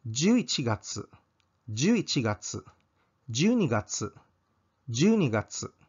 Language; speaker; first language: Japanese; non-native, fluent; Cebuano